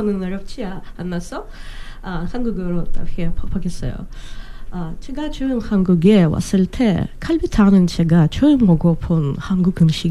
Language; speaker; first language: Korean; non-native, learner; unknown